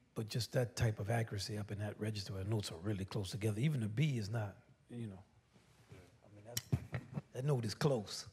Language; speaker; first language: English; native; English